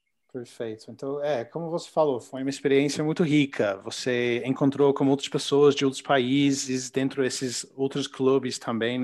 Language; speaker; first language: Portuguese; non-native, learner; English